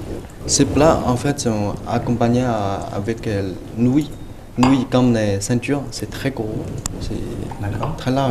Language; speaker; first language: French; non-native, learner; Chinese